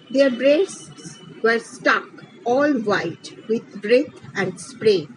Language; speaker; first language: English; non-native, local second language; Bangla